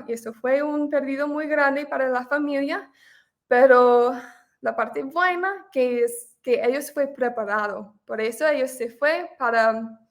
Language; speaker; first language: Spanish; non-native, fluent; English